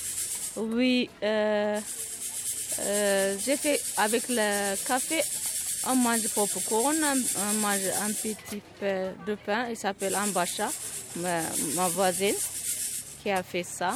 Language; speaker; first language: French; non-native, learner; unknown